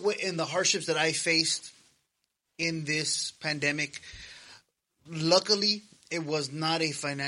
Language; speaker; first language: English; native; English